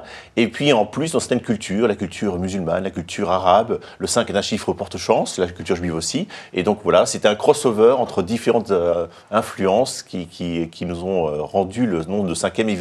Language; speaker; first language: French; native; French